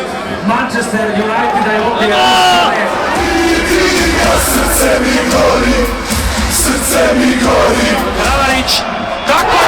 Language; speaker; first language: Bosnian; native; Bosnian